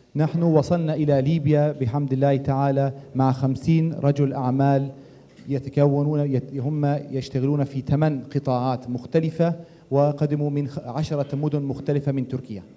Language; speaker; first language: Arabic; non-native, fluent; Turkish